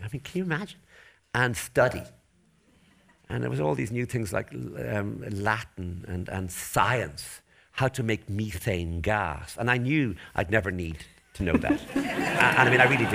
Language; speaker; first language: English; native; English